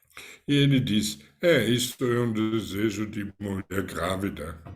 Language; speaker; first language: Portuguese; non-native, fluent; German